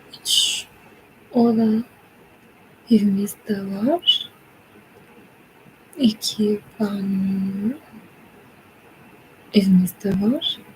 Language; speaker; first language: Turkish; non-native, learner; English